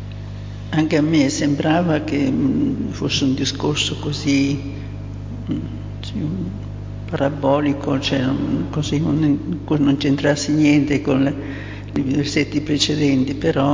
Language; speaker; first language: Italian; native; Italian